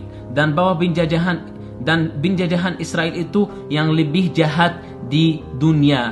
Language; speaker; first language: Indonesian; non-native, fluent; Arabic